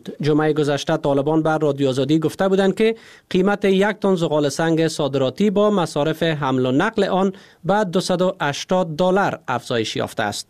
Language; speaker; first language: Persian; native; Persian